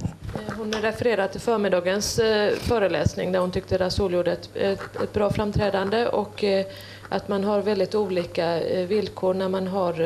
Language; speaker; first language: Swedish; native; Swedish